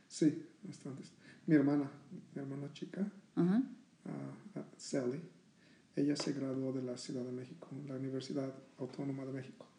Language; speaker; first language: Spanish; early bilingual, heritage; Spanish